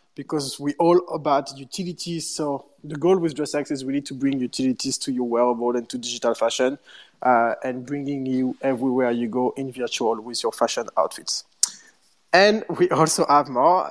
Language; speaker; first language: English; non-native, fluent; French